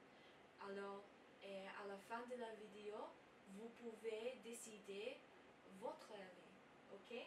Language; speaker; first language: French; non-native, learner; English